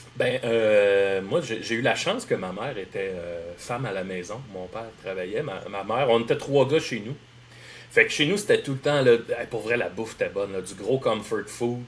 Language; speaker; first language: French; native; French